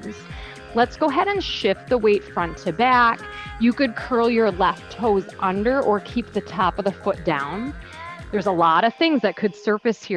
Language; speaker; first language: English; native; English